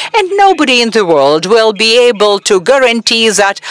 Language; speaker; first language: English; non-native, fluent; Persian